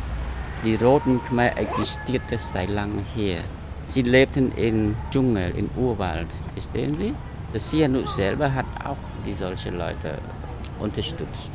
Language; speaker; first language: German; non-native, fluent; Khmer